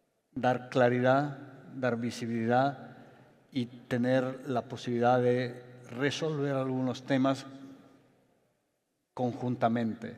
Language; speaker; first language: Spanish; non-native, fluent; Italian